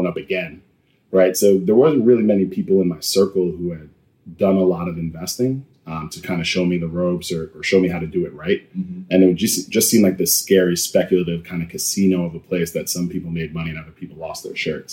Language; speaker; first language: English; native; English